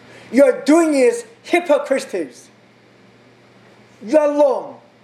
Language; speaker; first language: English; non-native, learner; Korean